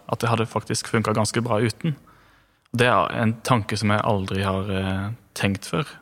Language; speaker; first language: Norwegian; native; Norwegian